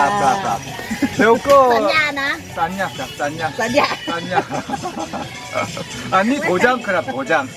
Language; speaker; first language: Thai; non-native, learner; Korean